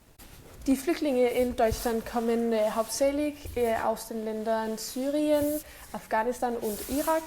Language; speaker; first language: German; non-native, learner; Danish